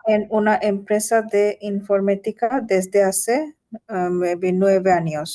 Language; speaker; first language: Spanish; non-native, learner; Bangla